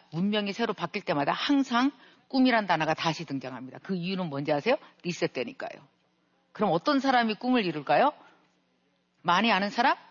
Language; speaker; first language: Korean; native; Korean